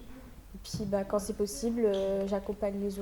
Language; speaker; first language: French; native; French